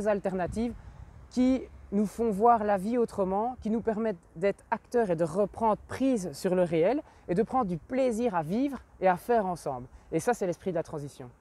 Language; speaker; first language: French; native; French